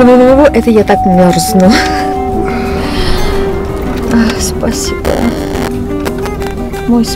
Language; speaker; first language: Russian; non-native, fluent; Armenian